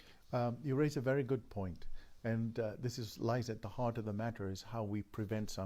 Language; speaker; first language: English; native; English